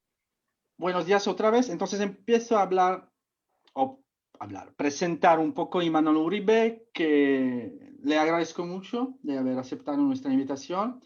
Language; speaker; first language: Spanish; non-native, fluent; Czech